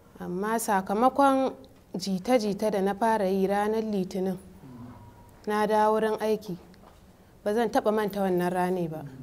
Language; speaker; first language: Hausa; native; Hausa